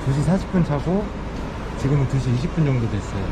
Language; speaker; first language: Korean; native; Korean